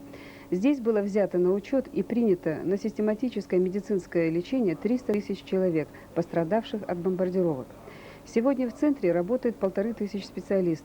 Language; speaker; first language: Russian; native; Russian